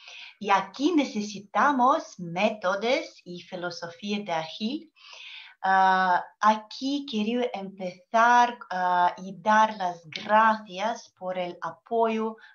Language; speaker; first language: Spanish; non-native, learner; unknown